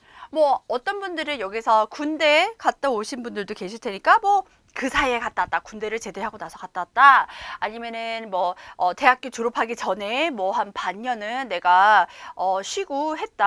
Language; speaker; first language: Korean; native; Korean